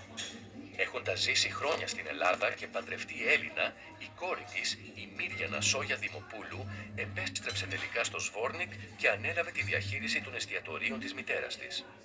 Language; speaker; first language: Greek; native; Greek